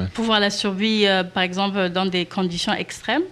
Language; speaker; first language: French; non-native, local second language; Kinyarwanda